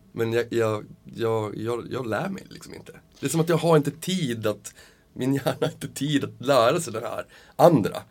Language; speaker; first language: Swedish; native; Swedish